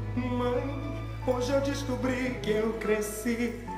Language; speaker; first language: Portuguese; native; Portuguese